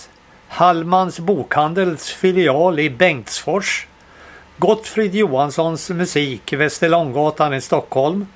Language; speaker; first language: Swedish; native; Swedish